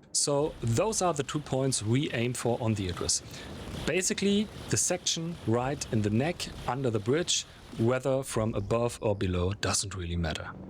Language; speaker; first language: English; non-native, fluent; German